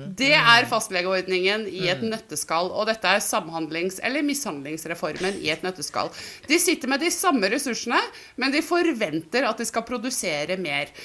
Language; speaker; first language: Norwegian; native; Norwegian